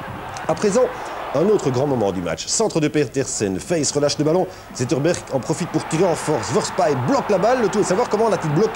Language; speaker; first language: French; native; French